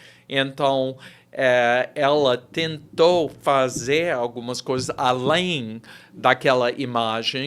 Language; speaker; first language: Portuguese; non-native, fluent; English